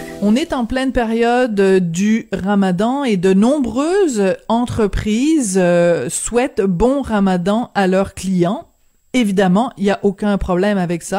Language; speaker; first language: French; native; French